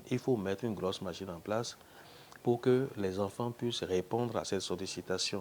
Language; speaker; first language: French; non-native, local second language; Fon